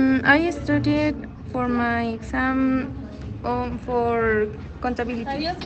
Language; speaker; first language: English; non-native, learner; Spanish